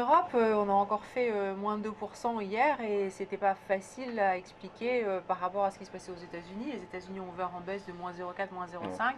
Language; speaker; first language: French; native; French